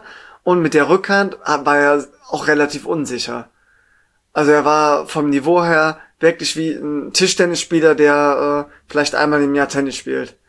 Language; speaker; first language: German; native; German